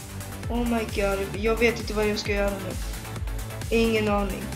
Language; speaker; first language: Swedish; early bilingual, other home language; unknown